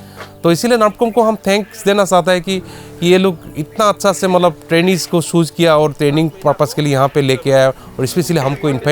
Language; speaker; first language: Hindi; non-native, local second language; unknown